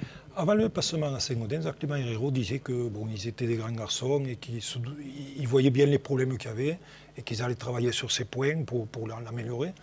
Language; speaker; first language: French; native; French